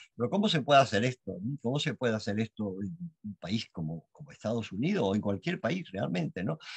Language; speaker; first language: Spanish; native; Spanish